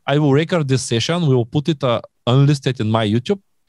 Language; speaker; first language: English; non-native, learner; Bulgarian